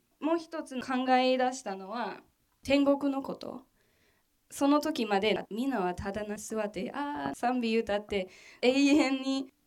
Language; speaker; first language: Japanese; non-native, fluent; English